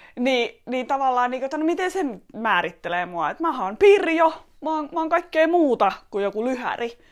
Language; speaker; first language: Finnish; early bilingual, other home language; Estonian